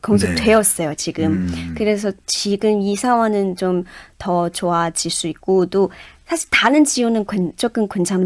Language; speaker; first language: Korean; non-native, fluent; Chinese